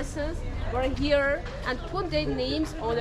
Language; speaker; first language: English; non-native, learner; Armenian